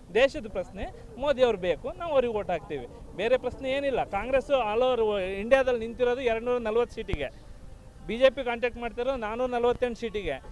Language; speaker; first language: Kannada; native; Kannada